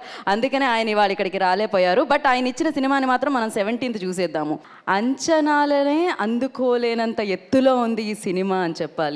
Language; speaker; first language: Telugu; native; Telugu